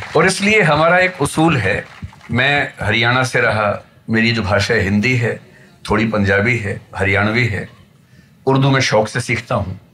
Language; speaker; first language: Hindi; native; Hindi